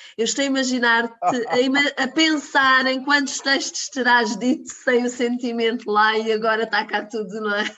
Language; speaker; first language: Portuguese; native; Portuguese